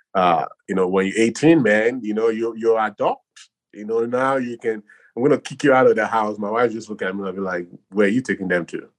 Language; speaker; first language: English; non-native, local second language; Yoruba